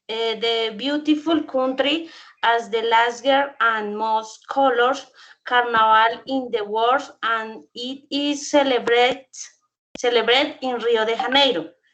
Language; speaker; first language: English; non-native, learner; Spanish